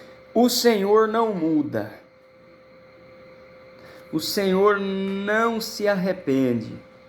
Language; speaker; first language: Portuguese; native; Portuguese